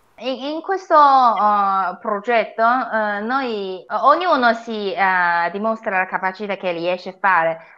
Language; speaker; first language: Italian; non-native, fluent; Chinese